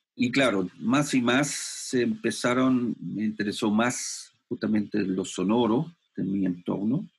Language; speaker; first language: Spanish; non-native, fluent; German